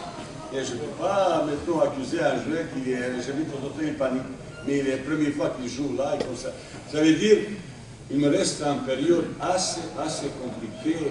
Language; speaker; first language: French; non-native, fluent; Bosnian